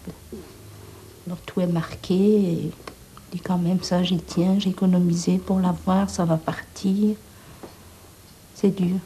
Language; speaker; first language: French; native; French